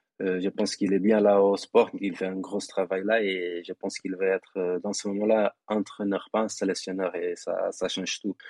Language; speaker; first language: French; non-native, fluent; Portuguese